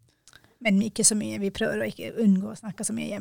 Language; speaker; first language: Norwegian; non-native, fluent; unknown